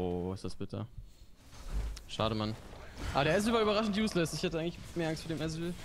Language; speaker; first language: German; native; German